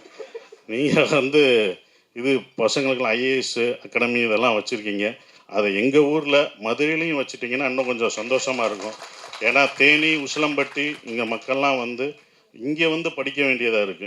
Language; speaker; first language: Tamil; native; Tamil